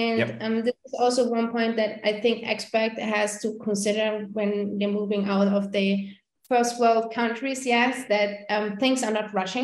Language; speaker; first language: English; non-native, fluent; German